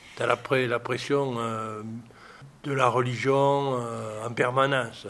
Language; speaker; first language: French; native; French